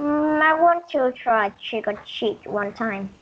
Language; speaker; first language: English; non-native, learner; Vietnamese